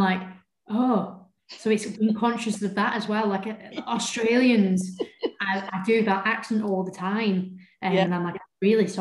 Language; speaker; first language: English; native; English